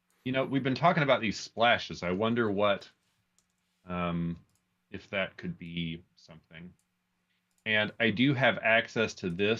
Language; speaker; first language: English; native; English